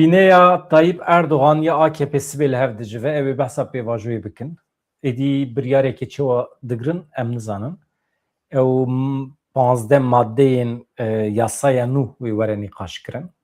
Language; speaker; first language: Kurdish; native; Kurdish